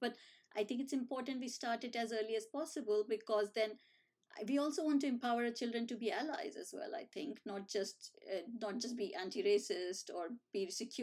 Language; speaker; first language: English; non-native, local second language; Hindi